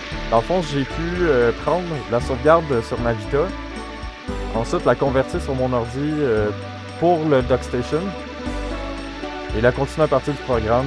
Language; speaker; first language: French; native; French